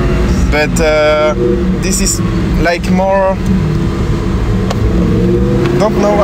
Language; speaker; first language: English; non-native, learner; French